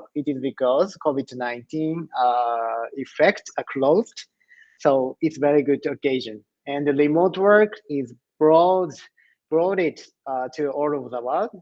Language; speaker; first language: English; non-native, learner; Japanese